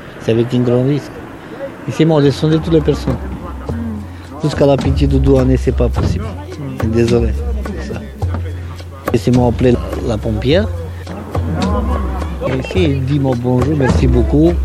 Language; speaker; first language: French; non-native, learner; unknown